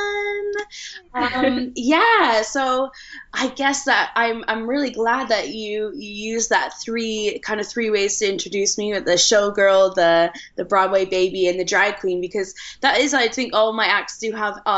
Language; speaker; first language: English; native; English